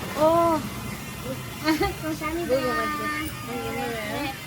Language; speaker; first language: Korean; non-native, learner; Filipino